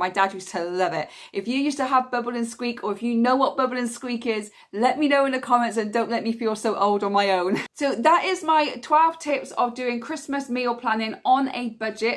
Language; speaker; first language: English; native; English